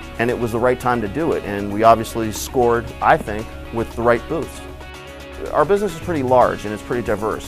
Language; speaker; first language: English; native; English